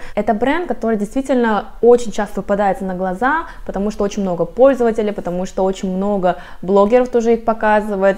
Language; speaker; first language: Russian; non-native, fluent; Korean